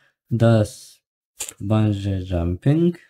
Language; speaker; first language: German; non-native, learner; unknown